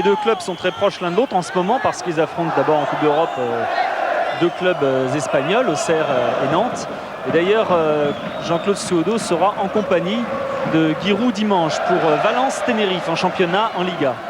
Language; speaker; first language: French; native; French